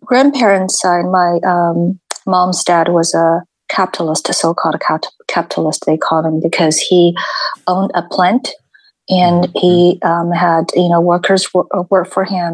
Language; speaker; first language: English; non-native, fluent; Chinese